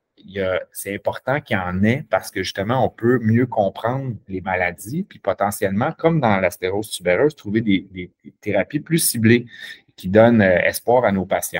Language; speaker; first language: French; native; French